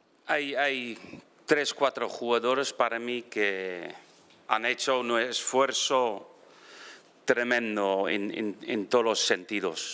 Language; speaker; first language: Spanish; non-native, fluent; Dutch